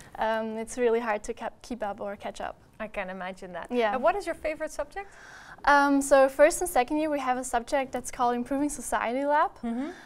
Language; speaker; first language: English; non-native, fluent; German